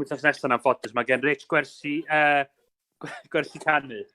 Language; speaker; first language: Welsh; native; Welsh